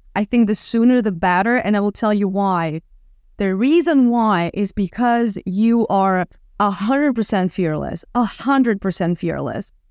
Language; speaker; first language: English; non-native, fluent; Russian